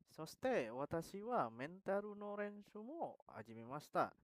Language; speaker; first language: Japanese; non-native, learner; Indonesian